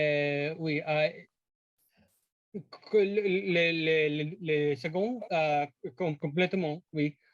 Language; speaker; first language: French; non-native, learner; English